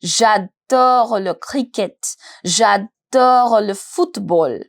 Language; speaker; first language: French; non-native, fluent; Hindi